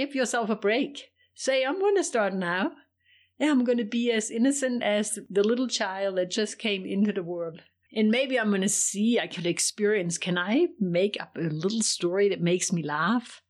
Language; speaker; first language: English; non-native, fluent; German